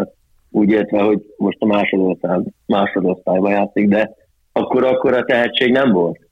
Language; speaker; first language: Hungarian; early bilingual, heritage; Hungarian